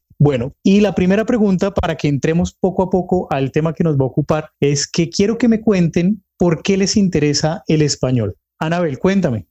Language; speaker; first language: Spanish; native; Spanish